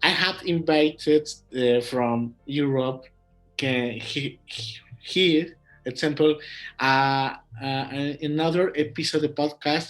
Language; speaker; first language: English; non-native, learner; Spanish